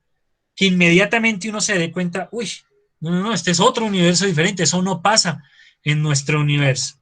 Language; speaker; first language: Spanish; native; Spanish